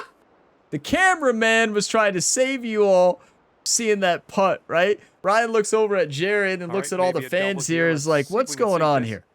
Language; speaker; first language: English; native; English